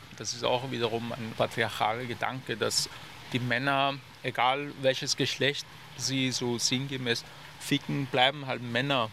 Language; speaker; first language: German; non-native, fluent; Persian